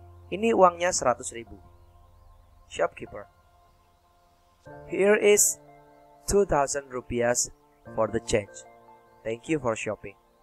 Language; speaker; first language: English; non-native, fluent; Indonesian